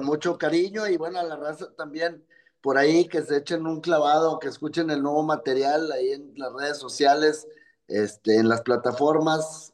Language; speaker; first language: Spanish; native; Spanish